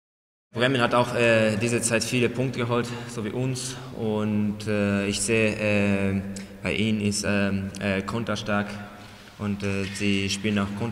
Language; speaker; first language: German; non-native, learner; Japanese